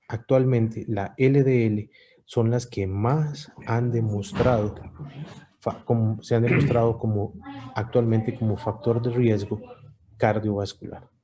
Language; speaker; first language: Spanish; native; Spanish